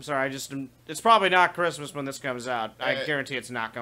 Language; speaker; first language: English; native; English